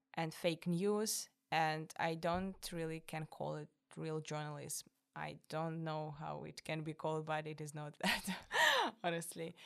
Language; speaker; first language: English; non-native, fluent; Russian